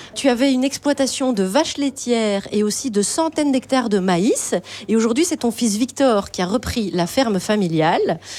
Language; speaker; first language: French; native; French